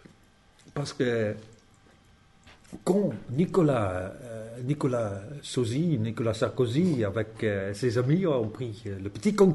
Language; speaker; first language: French; non-native, learner; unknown